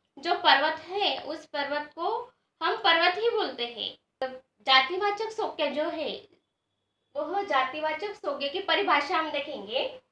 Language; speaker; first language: Hindi; non-native, local second language; Marathi